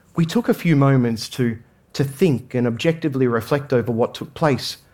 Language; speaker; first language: English; native; English